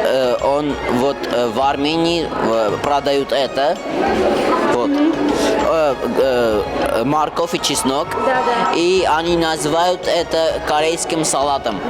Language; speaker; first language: Russian; non-native, local second language; Armenian